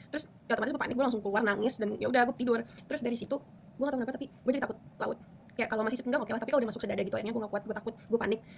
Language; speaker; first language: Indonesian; early bilingual, other home language; Spanish